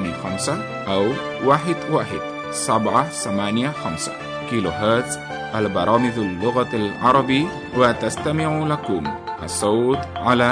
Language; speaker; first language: Arabic; non-native, fluent; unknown